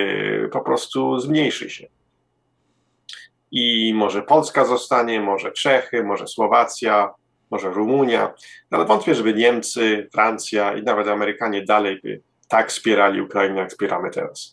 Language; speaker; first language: Polish; early bilingual, heritage; Polish